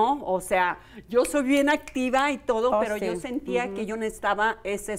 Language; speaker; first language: Spanish; native; Spanish